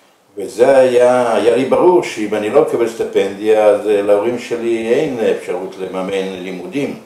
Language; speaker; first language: Hebrew; early bilingual, other home language; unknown